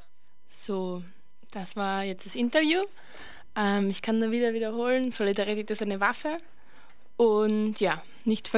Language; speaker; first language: German; native; German